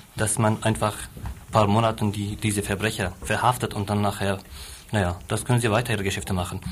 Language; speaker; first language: German; non-native, fluent; Arabic